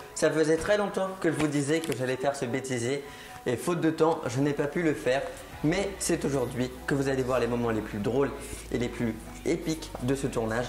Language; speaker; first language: French; native; French